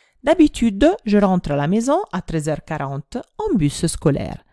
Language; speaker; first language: French; non-native, fluent; Italian